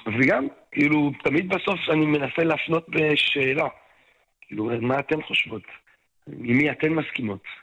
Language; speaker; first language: Hebrew; non-native, fluent; French